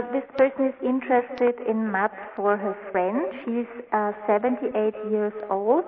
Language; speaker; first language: English; non-native, fluent; German